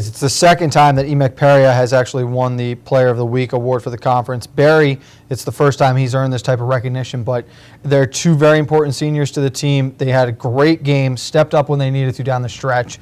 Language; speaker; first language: English; native; English